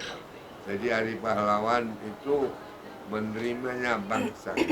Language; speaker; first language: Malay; non-native, local second language; Javanese